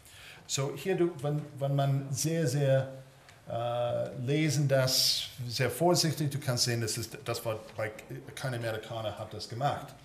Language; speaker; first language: German; early bilingual, heritage; English